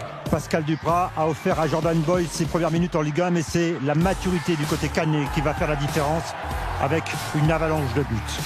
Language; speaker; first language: French; native; French